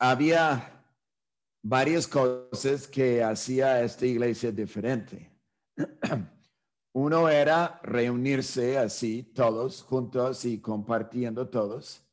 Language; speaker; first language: Spanish; non-native, fluent; English